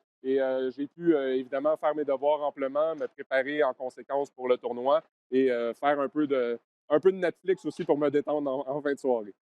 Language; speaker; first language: French; native; French